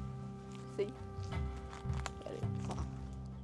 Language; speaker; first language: English; non-native, learner; Khmer